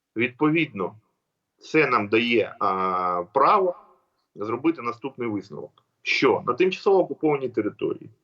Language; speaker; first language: Ukrainian; native; Ukrainian